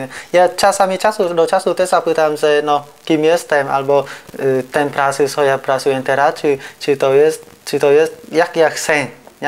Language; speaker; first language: Polish; non-native, learner; Vietnamese